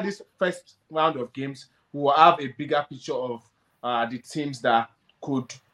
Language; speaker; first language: English; non-native, local second language; Yoruba